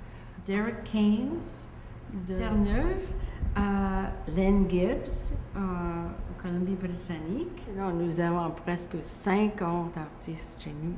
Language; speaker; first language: French; non-native, local second language; English